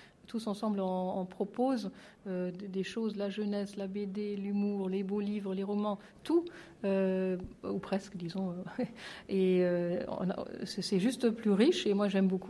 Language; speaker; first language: French; non-native, fluent; German